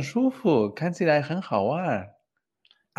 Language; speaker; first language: Chinese; non-native, learner; Spanish